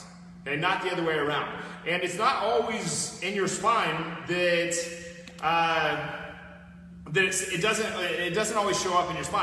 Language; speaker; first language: English; native; English